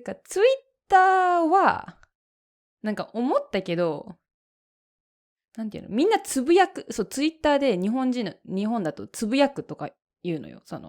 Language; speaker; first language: Japanese; native; Japanese